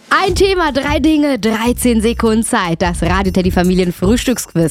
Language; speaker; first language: German; native; German